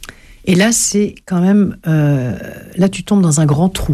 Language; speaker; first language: French; native; French